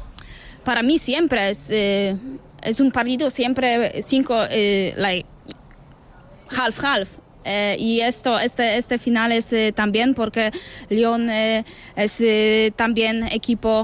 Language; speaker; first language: Spanish; non-native, learner; Polish